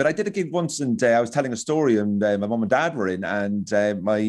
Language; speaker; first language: English; native; English